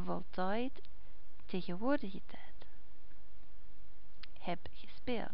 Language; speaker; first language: Dutch; non-native, fluent; English